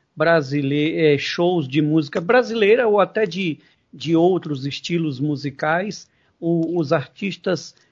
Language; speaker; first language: Portuguese; native; Portuguese